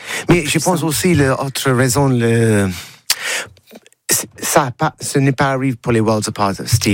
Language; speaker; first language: French; non-native, learner; English